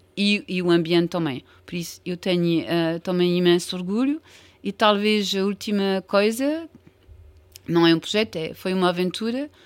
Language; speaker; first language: Portuguese; non-native, fluent; French